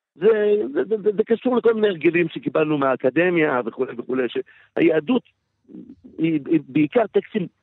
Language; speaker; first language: Hebrew; native; Hebrew